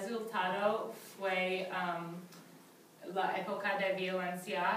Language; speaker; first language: Spanish; non-native, learner; English